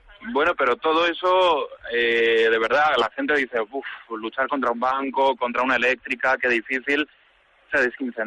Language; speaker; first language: Spanish; native; Spanish